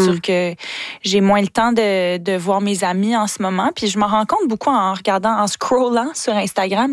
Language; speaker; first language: French; native; French